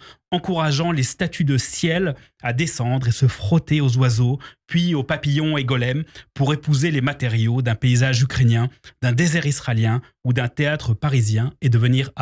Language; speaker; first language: French; native; French